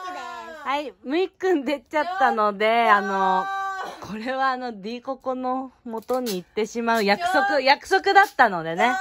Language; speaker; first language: Japanese; native; Japanese